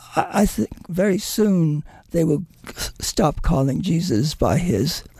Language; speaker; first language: English; early bilingual, other home language; Spanish